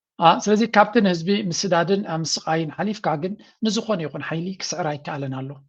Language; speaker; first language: Tigrinya; native; Tigrinya